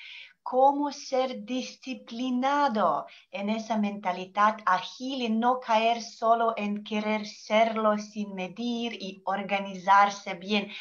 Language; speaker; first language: Spanish; non-native, learner; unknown